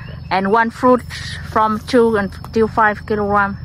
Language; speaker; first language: English; non-native, learner; Vietnamese